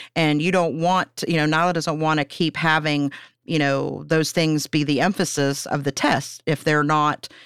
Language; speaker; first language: English; native; English